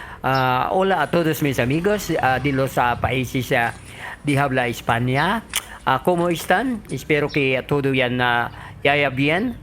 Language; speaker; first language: Spanish; non-native, learner; Filipino